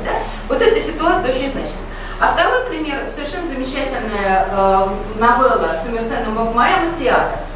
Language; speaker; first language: Russian; native; Russian